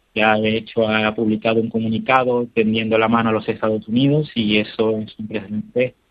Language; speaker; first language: Spanish; native; Spanish